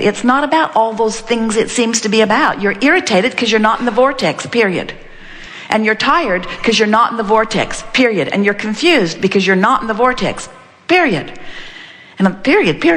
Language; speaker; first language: English; native; English